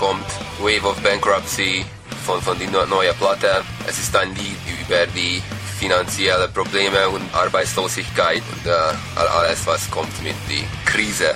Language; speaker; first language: German; non-native, learner; Hungarian